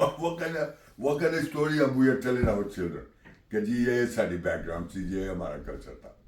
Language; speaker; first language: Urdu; non-native, local second language; Punjabi